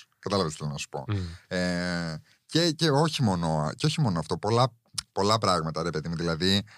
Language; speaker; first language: Greek; early bilingual, heritage; Greek